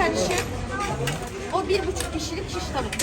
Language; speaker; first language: Turkish; native; Turkish